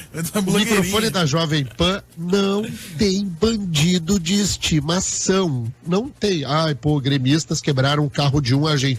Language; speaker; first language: Portuguese; native; Portuguese